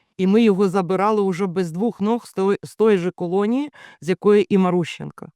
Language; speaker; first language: Ukrainian; native; Ukrainian